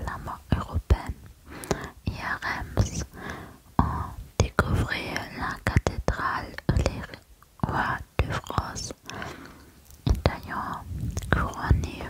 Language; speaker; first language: French; non-native, learner; German